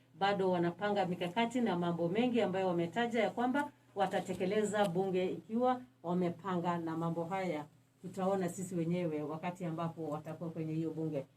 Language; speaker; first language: Swahili; non-native, local second language; Turkmen